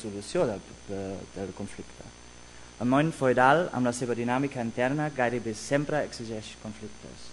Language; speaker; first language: Catalan; non-native, fluent; German